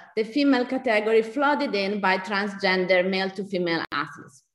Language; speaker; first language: English; non-native, fluent; Italian